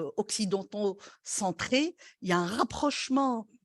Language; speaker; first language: French; non-native, local second language; Arabic